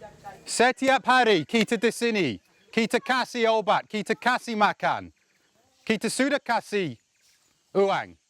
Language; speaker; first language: Indonesian; non-native, learner; English